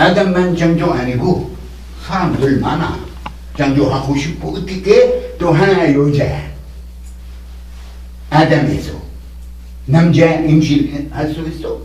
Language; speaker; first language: Korean; non-native, learner; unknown